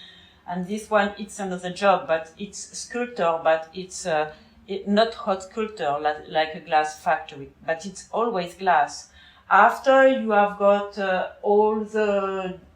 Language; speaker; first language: English; non-native, learner; French